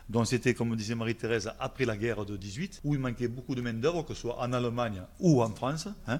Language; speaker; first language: French; native; French